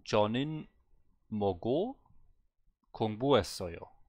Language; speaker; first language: Korean; non-native, learner; German